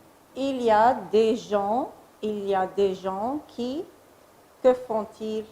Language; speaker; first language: French; non-native, fluent; Arabic